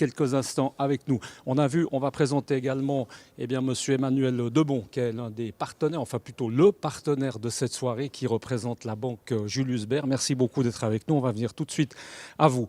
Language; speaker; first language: French; native; French